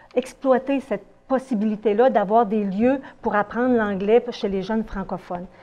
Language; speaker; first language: French; native; French